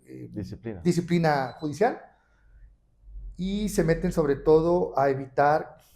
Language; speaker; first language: Spanish; native; Spanish